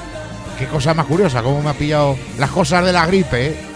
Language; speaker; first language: Spanish; native; Spanish